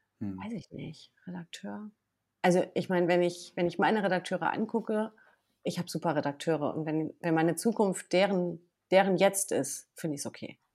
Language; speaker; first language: German; native; German